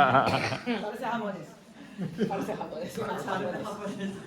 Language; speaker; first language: Spanish; non-native, fluent; Japanese